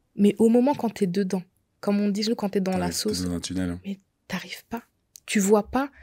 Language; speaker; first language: French; native; French